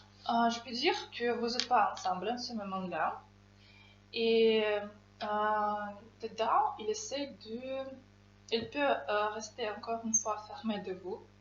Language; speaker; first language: French; non-native, fluent; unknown